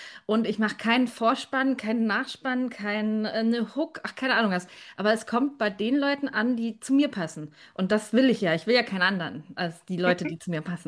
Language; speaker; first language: German; native; German